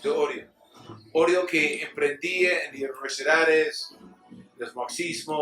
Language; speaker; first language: Spanish; non-native, learner; English